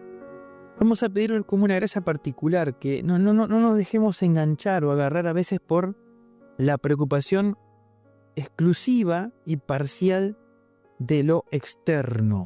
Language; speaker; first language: Spanish; native; Spanish